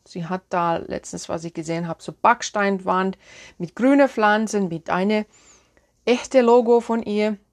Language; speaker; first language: German; non-native, fluent; Finnish